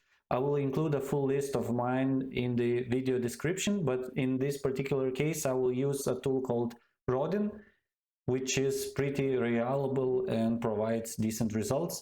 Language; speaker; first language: English; non-native, fluent; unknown